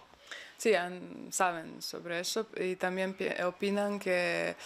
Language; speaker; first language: Spanish; non-native, fluent; Serbian